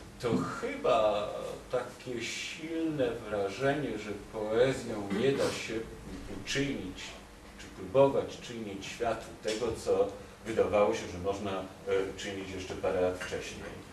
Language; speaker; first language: Polish; native; Polish